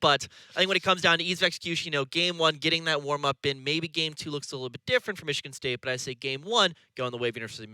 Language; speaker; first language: English; native; English